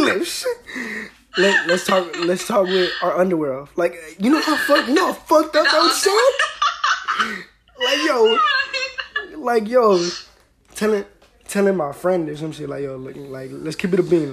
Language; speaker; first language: English; early bilingual, other home language; Spanish